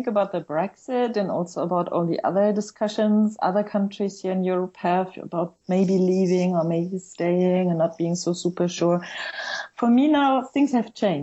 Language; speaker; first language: English; non-native, fluent; German